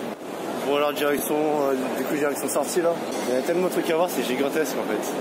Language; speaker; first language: French; native; French